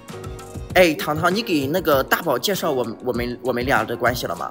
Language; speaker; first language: Chinese; native; Chinese